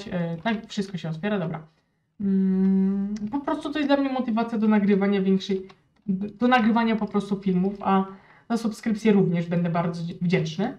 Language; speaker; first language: Polish; native; Polish